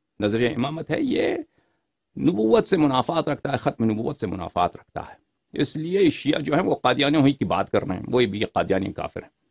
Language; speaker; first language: Urdu; non-native, fluent; Persian